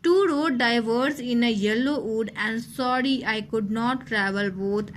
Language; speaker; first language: English; non-native, local second language; Hindi